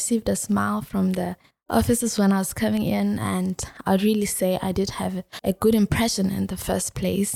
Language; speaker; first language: English; non-native, local second language; Tswana